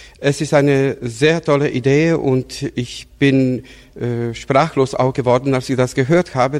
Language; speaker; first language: German; non-native, fluent; Serbian